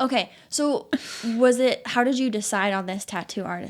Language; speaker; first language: English; native; English